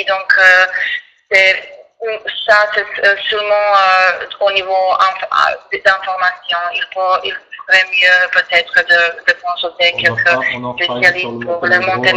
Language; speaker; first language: French; non-native, fluent; Croatian